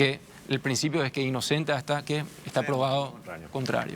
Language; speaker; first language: Spanish; native; Spanish